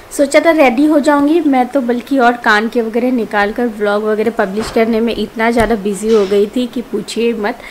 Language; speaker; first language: Hindi; non-native, local second language; Marathi